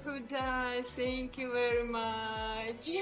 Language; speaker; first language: English; non-native, learner; Russian